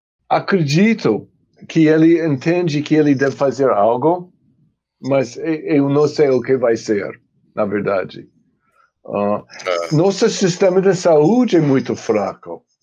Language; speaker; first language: Portuguese; non-native, fluent; English